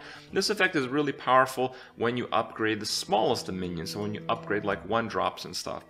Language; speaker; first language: English; non-native, fluent; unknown